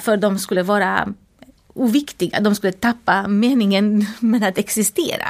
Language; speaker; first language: Swedish; non-native, fluent; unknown